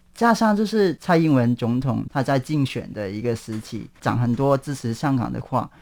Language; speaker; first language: Chinese; non-native, local second language; Cantonese